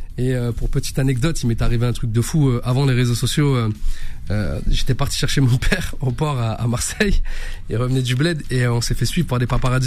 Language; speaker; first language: French; early bilingual, other home language; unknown